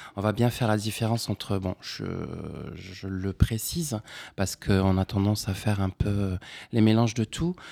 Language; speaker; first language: French; non-native, local second language; Arabic